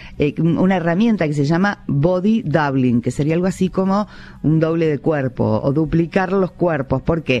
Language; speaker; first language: Spanish; native; Spanish